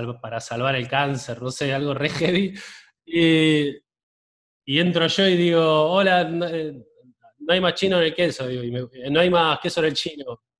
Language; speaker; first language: Spanish; native; Spanish